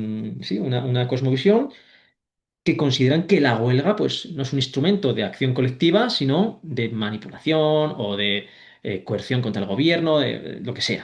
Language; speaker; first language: Spanish; native; Spanish